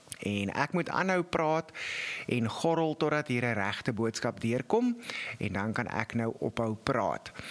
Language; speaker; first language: Afrikaans; native; Afrikaans